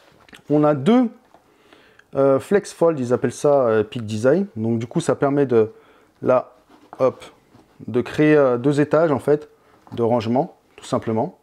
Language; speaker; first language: French; native; French